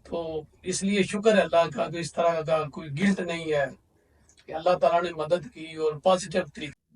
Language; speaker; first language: Urdu; non-native, local second language; Punjabi